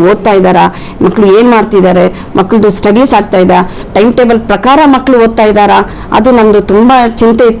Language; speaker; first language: Kannada; non-native, local second language; Urdu